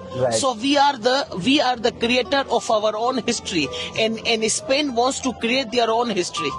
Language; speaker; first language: Hindi; native; Hindi